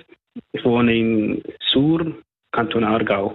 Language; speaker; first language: German; non-native, fluent; Persian